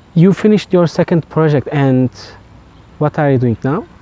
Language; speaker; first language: English; non-native, learner; Turkish